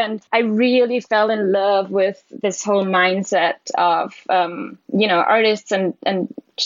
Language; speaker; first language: English; non-native, fluent; German